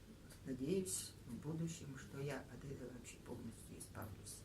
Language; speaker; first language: Russian; native; Russian